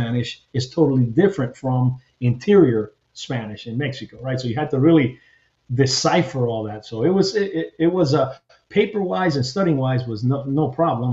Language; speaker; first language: English; early bilingual, other home language; Spanish